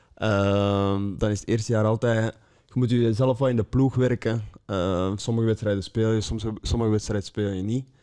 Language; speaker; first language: Dutch; native; Dutch